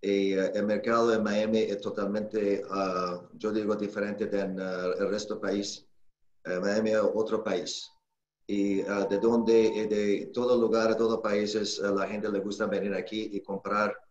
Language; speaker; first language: Spanish; non-native, learner; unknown